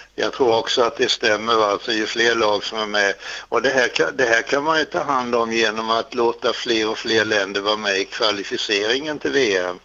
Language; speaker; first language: Swedish; native; Swedish